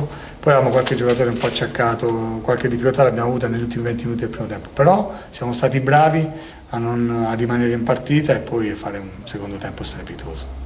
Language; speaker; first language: Italian; native; Italian